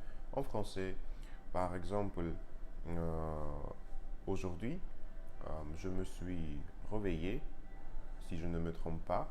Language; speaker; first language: French; non-native, learner; Russian